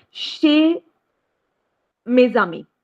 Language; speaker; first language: French; non-native, learner; Hindi